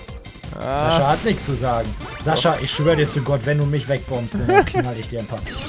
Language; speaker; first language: German; native; German